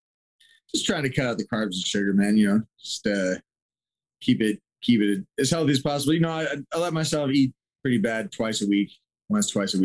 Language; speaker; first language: English; native; English